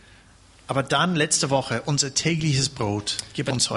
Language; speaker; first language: German; non-native, fluent; English